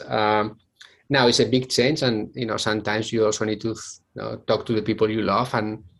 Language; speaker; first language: English; non-native, fluent; Spanish